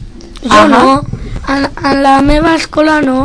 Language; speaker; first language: Catalan; non-native, learner; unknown